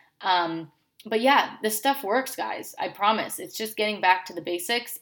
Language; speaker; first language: English; native; English